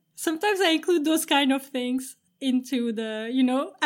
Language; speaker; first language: English; non-native, fluent; Turkish